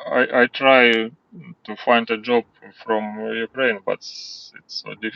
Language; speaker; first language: English; non-native, learner; Russian